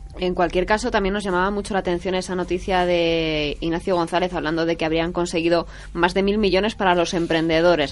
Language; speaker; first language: Spanish; native; Spanish